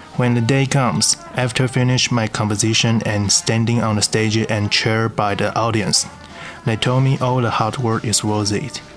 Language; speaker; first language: English; non-native, learner; Chinese